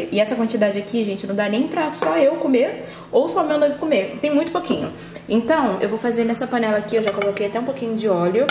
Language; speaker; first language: Portuguese; native; Portuguese